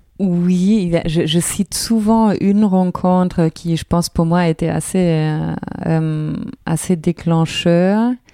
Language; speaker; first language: French; non-native, fluent; German